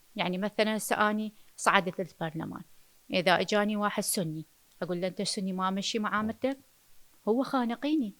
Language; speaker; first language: Arabic; non-native, local second language; Kurdish